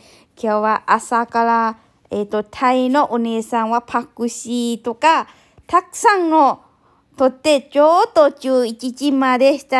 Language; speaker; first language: Japanese; non-native, learner; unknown